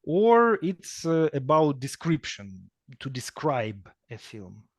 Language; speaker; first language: English; non-native, fluent; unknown